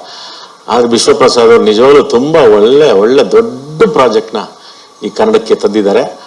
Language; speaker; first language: Kannada; native; Kannada